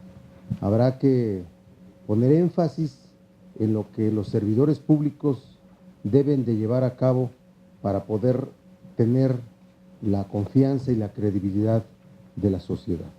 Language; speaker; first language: Spanish; native; Spanish